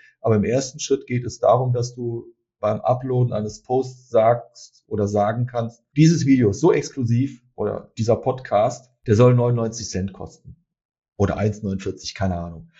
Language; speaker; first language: German; early bilingual, other home language; Turkish